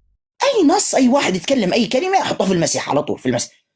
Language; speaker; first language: Arabic; native; Arabic